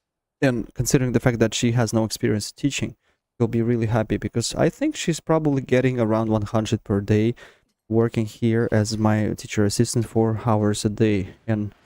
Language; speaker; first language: English; non-native, fluent; Russian